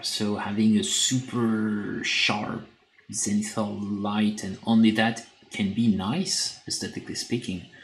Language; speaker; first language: English; non-native, fluent; French